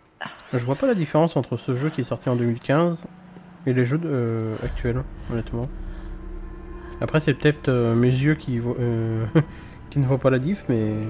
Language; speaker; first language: French; native; French